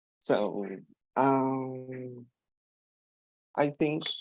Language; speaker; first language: English; non-native, learner; Spanish